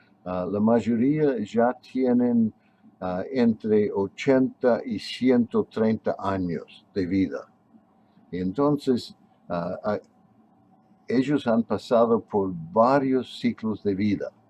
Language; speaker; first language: Spanish; non-native, fluent; English